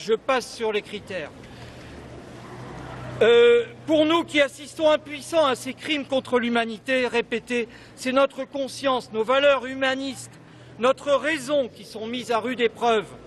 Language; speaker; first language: French; native; French